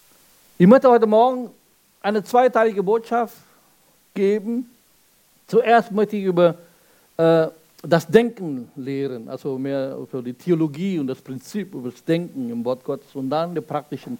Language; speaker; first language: German; non-native, fluent; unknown